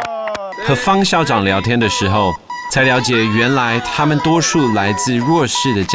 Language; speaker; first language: Chinese; native; Chinese